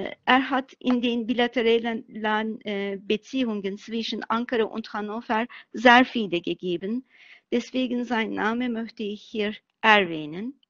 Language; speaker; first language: German; non-native, fluent; Turkish